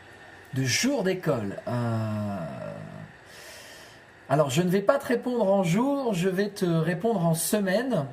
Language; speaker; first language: French; native; French